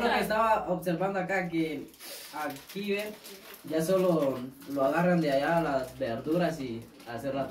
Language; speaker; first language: Spanish; native; Spanish